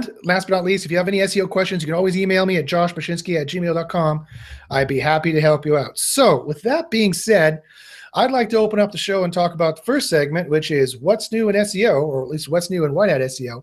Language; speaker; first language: English; native; English